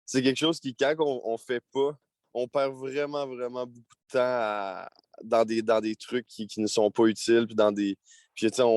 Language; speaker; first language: French; native; French